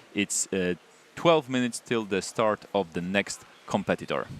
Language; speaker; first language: English; non-native, fluent; Polish